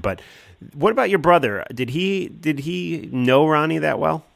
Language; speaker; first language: English; native; English